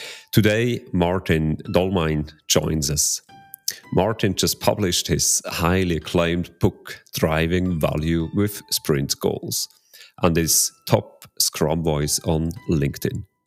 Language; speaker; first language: English; non-native, fluent; Swiss German